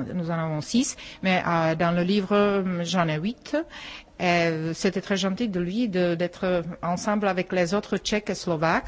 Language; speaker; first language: French; non-native, fluent; Czech